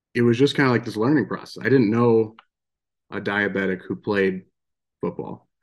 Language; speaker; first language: English; native; English